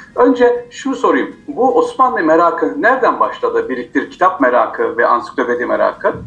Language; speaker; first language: Turkish; native; Turkish